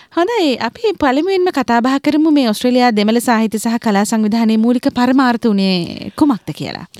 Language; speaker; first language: Sinhala; native; Sinhala